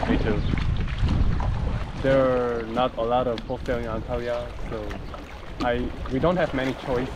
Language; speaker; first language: English; non-native, learner; Korean